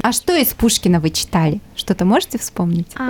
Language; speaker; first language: Russian; native; Russian